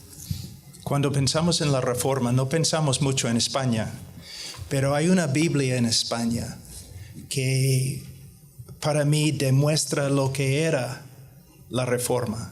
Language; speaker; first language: Spanish; non-native, fluent; English